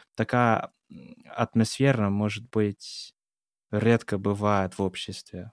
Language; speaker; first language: Russian; non-native, fluent; English